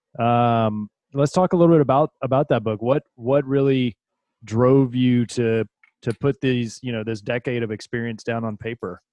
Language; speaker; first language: English; native; English